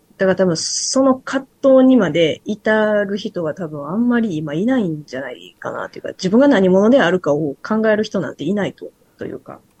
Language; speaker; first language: Japanese; native; Japanese